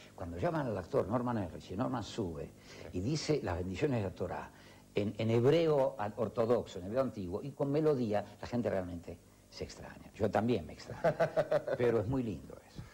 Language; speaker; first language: Spanish; early bilingual, other home language; Yiddish